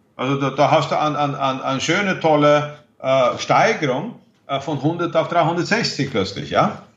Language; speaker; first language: German; non-native, fluent; Swedish